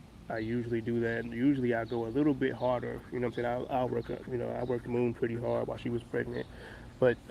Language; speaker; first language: English; native; English